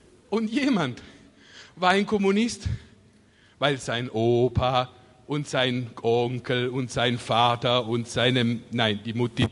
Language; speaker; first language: German; non-native, fluent; Italian